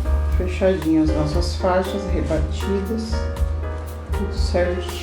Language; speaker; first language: Portuguese; native; Portuguese